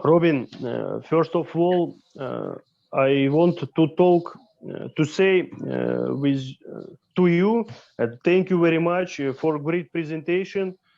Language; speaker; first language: English; non-native, learner; Russian